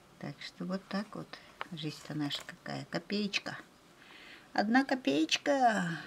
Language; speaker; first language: Russian; native; Russian